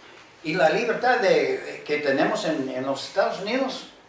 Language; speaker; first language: Spanish; non-native, fluent; English